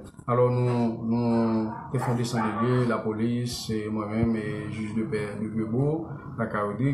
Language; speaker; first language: French; non-native, local second language; Haitian Creole